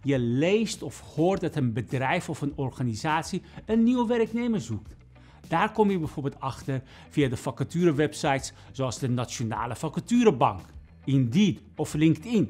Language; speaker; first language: Dutch; non-native, fluent; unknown